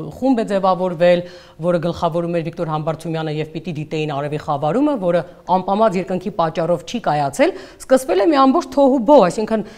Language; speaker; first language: Armenian; native; Armenian